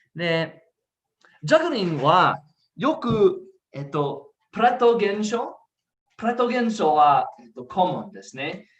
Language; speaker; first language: Japanese; non-native, learner; English